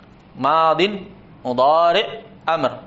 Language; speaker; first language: Arabic; non-native, fluent; Indonesian